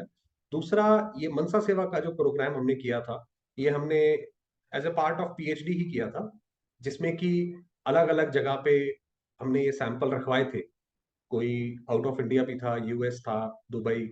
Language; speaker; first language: Hindi; native; Hindi